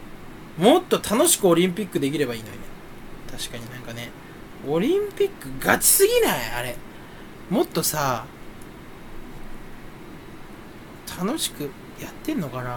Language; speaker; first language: Japanese; native; Japanese